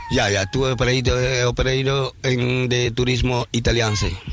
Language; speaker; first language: Dutch; non-native, learner; Spanish